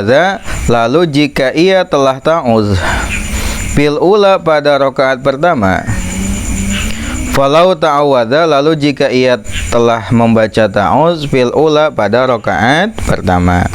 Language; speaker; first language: Indonesian; non-native, local second language; Sundanese